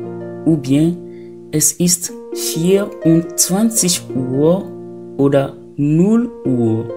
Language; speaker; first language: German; non-native, fluent; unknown